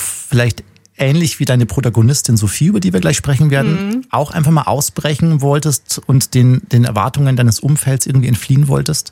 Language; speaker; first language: German; native; German